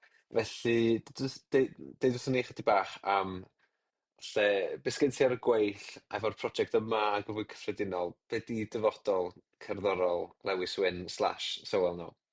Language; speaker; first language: Welsh; native; Welsh